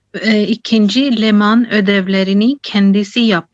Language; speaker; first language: Turkish; non-native, learner; Urdu